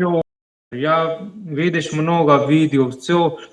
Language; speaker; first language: Russian; non-native, learner; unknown